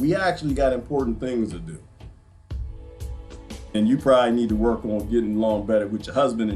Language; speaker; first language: English; native; English